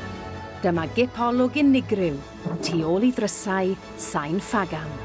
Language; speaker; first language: Welsh; native; Welsh